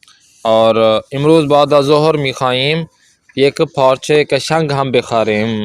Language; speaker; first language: Persian; non-native, fluent; Urdu